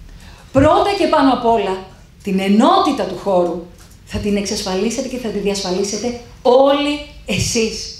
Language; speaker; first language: Greek; native; Greek